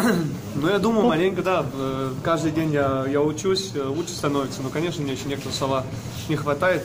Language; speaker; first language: Russian; non-native, learner; German